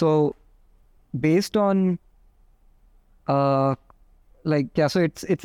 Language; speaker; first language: English; non-native, local second language; Hindi